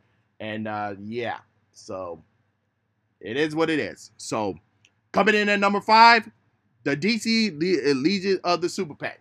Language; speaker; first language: English; native; English